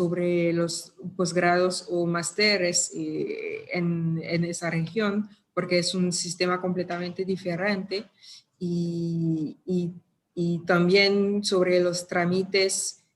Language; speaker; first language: Spanish; non-native, fluent; French